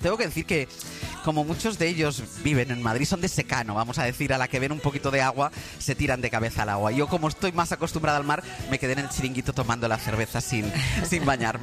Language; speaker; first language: Spanish; native; Spanish